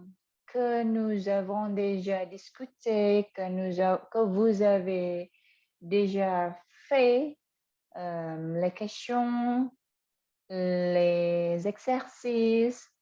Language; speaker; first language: French; non-native, fluent; Indonesian